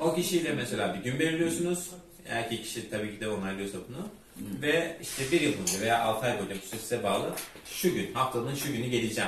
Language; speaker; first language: Turkish; native; Turkish